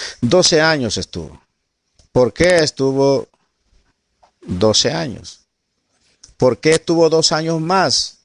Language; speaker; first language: Spanish; native; Spanish